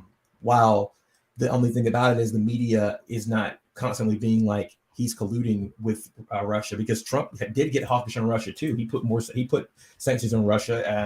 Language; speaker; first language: English; native; English